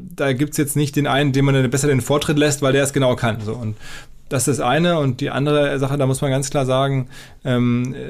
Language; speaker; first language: German; native; German